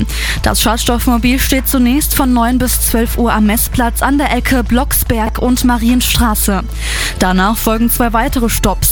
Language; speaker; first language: German; native; German